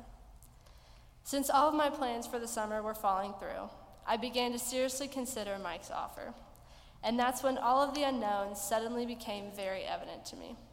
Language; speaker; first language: English; native; English